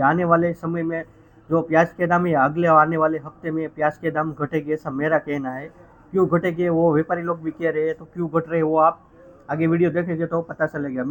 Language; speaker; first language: Hindi; non-native, local second language; Gujarati